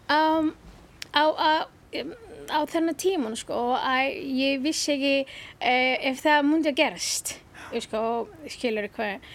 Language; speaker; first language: Icelandic; non-native, learner; Somali